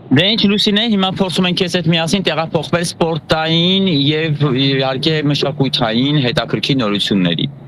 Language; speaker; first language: Armenian; native; Armenian